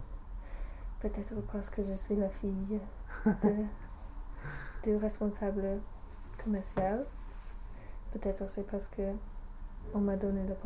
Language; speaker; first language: French; non-native, learner; English